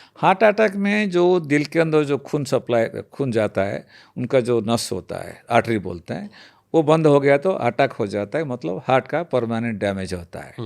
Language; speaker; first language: Hindi; non-native, local second language; Odia